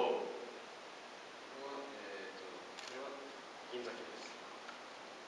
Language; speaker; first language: Japanese; non-native, fluent; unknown